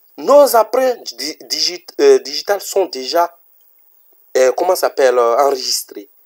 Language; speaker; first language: French; native; French